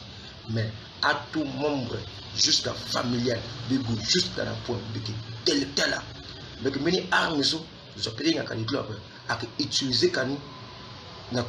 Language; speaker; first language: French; non-native, local second language; Sango